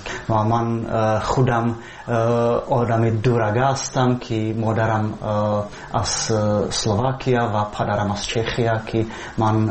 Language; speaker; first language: Tajik; non-native, fluent; Czech